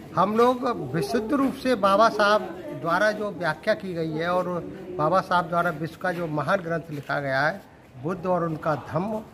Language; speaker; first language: Hindi; native; Hindi